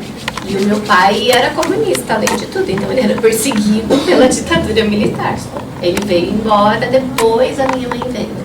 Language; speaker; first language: Portuguese; early bilingual, other home language; Spanish